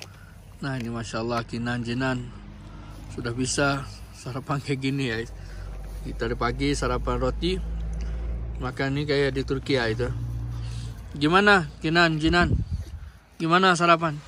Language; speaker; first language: Indonesian; non-native, fluent; Arabic